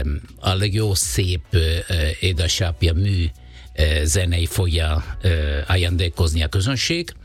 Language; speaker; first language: Hungarian; non-native, learner; Italian